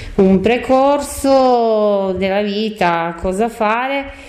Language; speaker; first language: Italian; non-native, fluent; Croatian